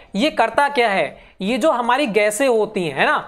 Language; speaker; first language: Hindi; native; Hindi